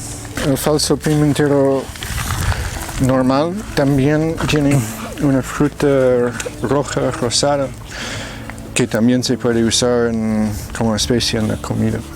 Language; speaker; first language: Spanish; non-native, fluent; English